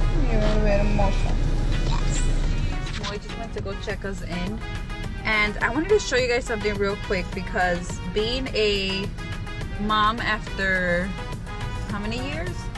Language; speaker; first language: English; early bilingual, other home language; Spanish